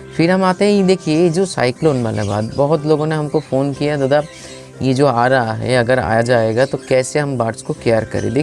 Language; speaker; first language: Hindi; non-native, local second language; Bangla